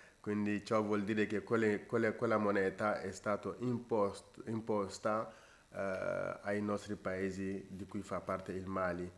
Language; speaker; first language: Italian; non-native, fluent; Bambara